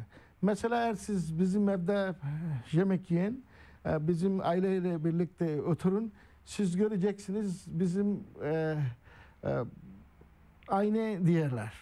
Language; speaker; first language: Turkish; non-native, learner; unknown